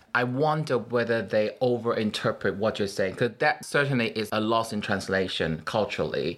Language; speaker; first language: English; non-native, fluent; Chinese